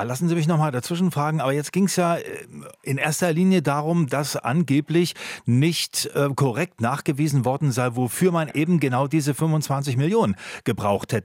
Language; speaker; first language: German; native; German